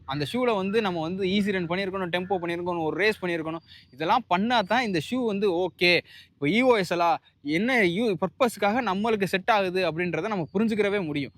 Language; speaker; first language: Tamil; native; Tamil